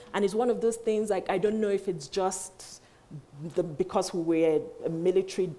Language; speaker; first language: English; non-native, local second language; Igbo